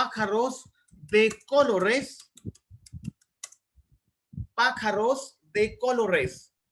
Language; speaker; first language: Spanish; non-native, learner; Hindi